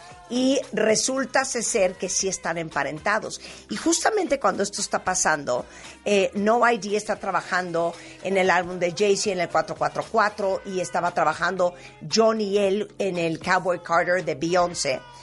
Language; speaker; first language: Spanish; native; Spanish